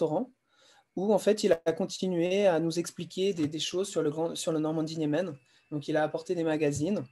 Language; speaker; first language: French; native; French